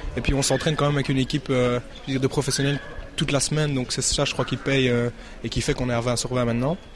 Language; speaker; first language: French; native; French